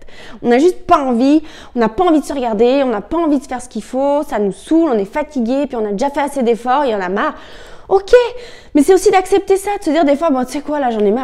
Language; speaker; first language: French; native; French